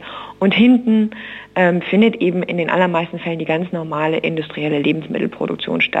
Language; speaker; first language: German; native; German